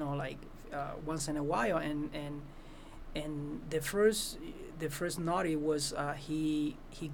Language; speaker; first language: English; non-native, fluent; Spanish